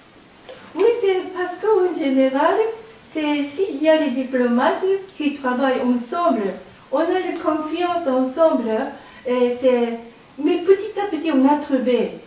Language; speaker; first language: French; non-native, learner; Japanese